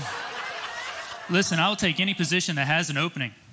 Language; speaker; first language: English; native; English